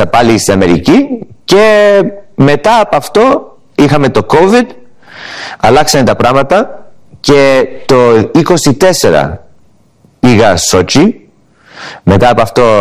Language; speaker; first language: Greek; early bilingual, heritage; English